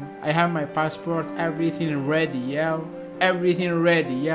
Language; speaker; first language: English; non-native, learner; Arabic